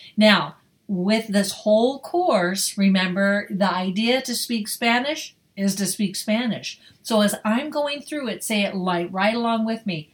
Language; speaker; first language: English; native; English